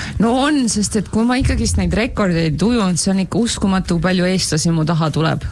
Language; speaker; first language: Estonian; native; Estonian